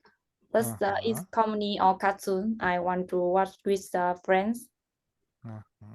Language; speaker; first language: English; non-native, learner; Vietnamese